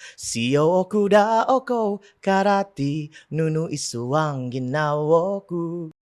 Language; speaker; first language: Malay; non-native, local second language; Central Dusun